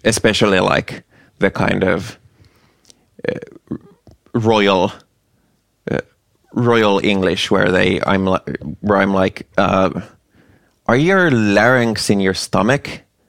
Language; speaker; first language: English; non-native, fluent; Finnish